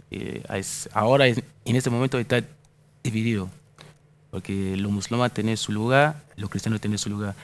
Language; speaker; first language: Spanish; non-native, fluent; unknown